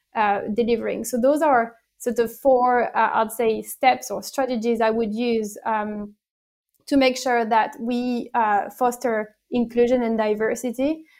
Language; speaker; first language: English; non-native, fluent; French